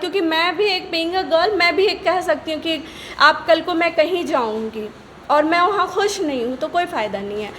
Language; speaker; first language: Hindi; native; Hindi